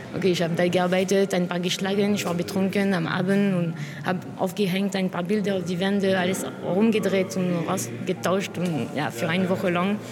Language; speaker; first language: German; non-native, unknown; French